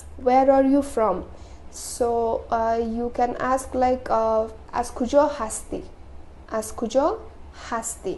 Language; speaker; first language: English; non-native, fluent; Persian